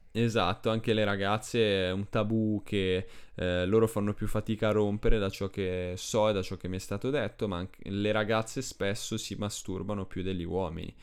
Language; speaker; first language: Italian; early bilingual, other home language; Spanish